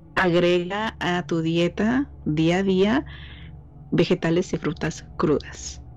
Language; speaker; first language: Spanish; native; Spanish